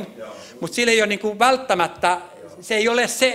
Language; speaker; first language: Finnish; native; Finnish